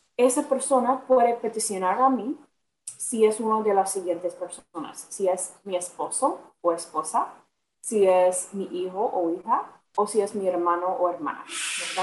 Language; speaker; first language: Spanish; non-native, fluent; English